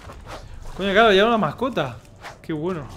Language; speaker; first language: Spanish; native; Spanish